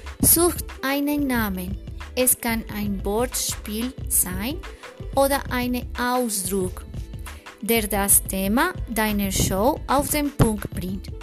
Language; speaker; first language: German; non-native, fluent; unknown